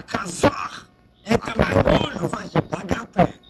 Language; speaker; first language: Russian; non-native, learner; Uzbek